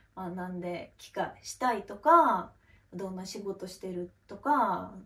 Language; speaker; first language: Japanese; non-native, fluent; Russian